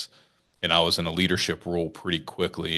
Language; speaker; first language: English; native; English